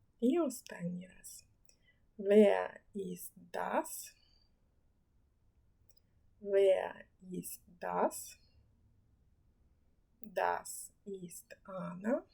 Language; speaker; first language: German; non-native, fluent; Ukrainian